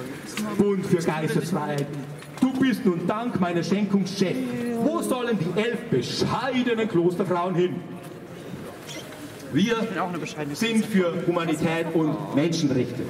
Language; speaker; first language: German; native; German